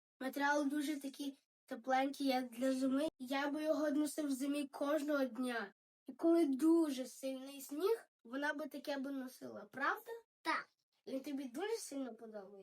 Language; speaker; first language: Ukrainian; early bilingual, heritage; Ukrainian